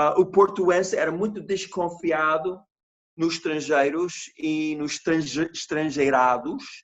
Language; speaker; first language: Portuguese; non-native, fluent; English